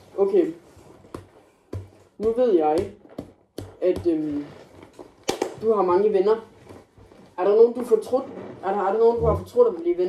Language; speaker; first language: Danish; native; Danish